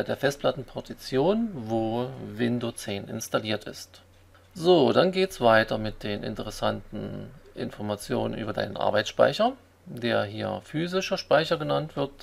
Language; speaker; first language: German; native; German